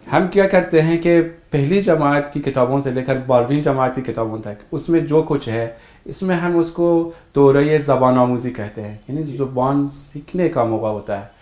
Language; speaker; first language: Urdu; non-native, fluent; Persian